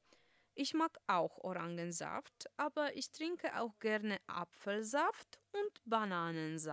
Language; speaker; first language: German; non-native, fluent; Polish